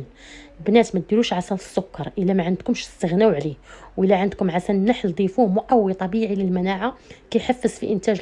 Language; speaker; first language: Arabic; native; Arabic